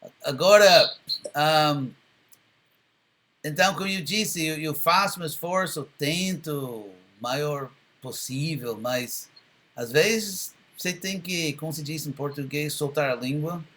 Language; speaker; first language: Portuguese; non-native, fluent; English